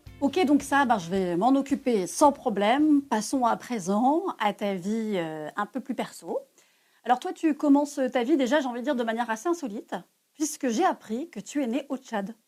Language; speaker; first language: French; native; French